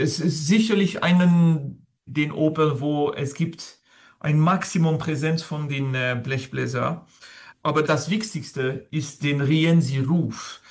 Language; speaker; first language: German; non-native, fluent; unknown